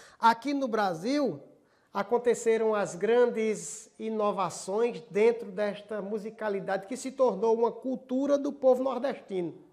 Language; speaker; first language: Portuguese; native; Portuguese